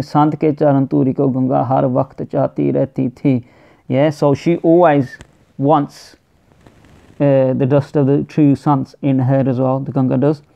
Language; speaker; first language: English; native; English